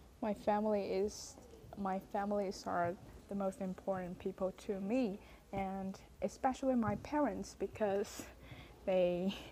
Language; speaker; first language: English; non-native, learner; Chinese